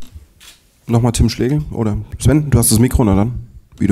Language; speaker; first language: German; native; German